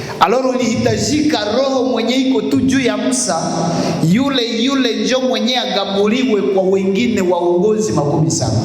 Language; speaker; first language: Swahili; native; Swahili